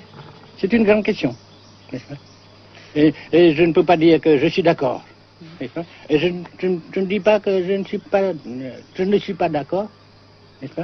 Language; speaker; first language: French; non-native, fluent; Vietnamese